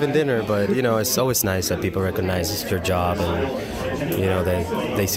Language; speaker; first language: English; non-native, fluent; Spanish